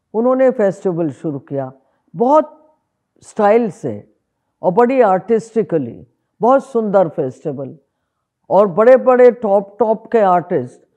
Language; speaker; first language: Hindi; native; Hindi